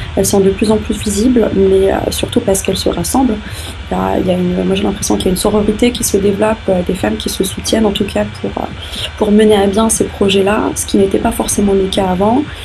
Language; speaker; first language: French; non-native, local second language; Arabic